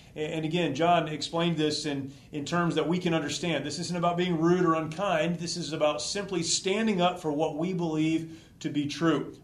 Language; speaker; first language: English; native; English